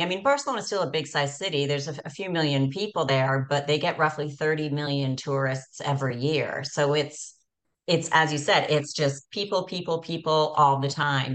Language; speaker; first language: English; native; English